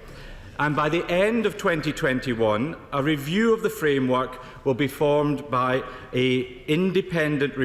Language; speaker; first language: English; native; English